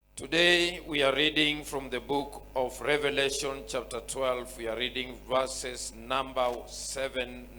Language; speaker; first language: English; non-native, local second language; Swahili